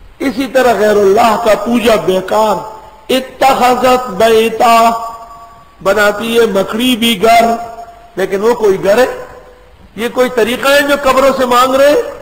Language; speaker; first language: Urdu; non-native, local second language; Pashto